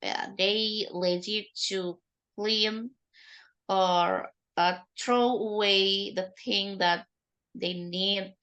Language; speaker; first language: English; non-native, learner; Indonesian